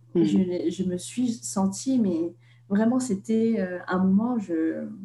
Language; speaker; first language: French; non-native, fluent; Vietnamese